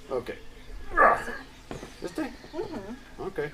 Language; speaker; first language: Spanish; non-native, learner; English